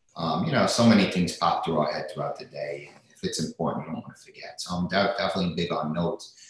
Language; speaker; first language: English; native; English